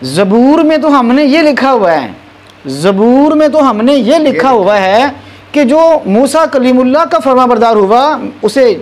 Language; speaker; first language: Urdu; non-native, local second language; Punjabi